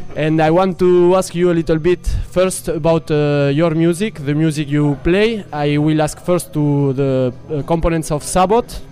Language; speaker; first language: English; non-native, learner; Basque